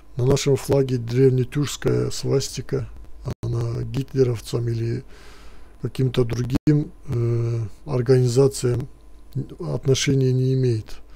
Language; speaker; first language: Russian; non-native, local second language; Turkish